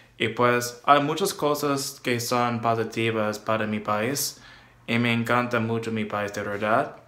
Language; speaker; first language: Spanish; non-native, learner; English